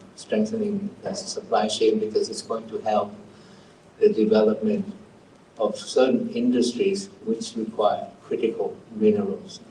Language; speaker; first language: English; non-native, fluent; Thai